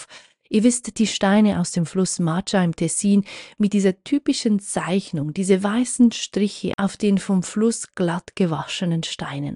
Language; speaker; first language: German; native; German